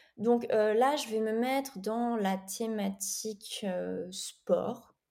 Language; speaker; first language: French; native; French